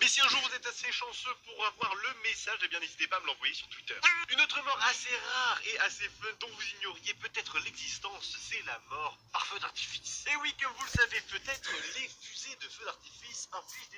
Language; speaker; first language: French; native; French